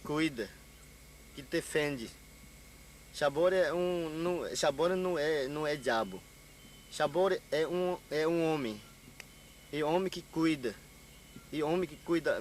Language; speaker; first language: Portuguese; non-native, local second language; Yanomámi